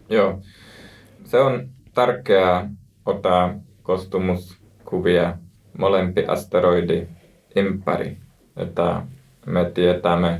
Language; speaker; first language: Finnish; non-native, learner; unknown